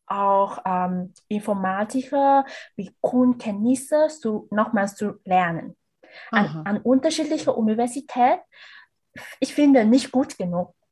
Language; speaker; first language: German; non-native, learner; Vietnamese